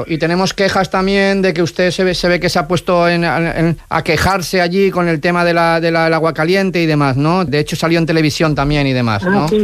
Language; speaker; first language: Spanish; native; Spanish